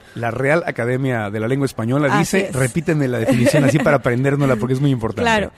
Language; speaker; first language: Spanish; native; Spanish